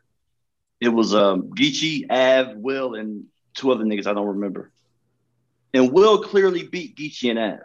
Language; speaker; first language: English; native; English